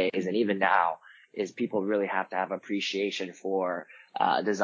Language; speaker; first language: English; native; English